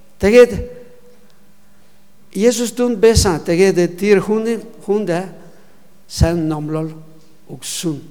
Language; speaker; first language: Mongolian; non-native, learner; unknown